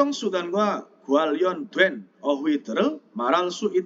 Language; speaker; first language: Korean; non-native, fluent; Indonesian